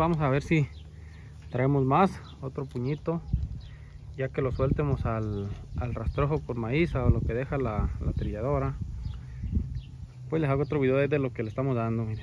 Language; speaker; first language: Spanish; native; Spanish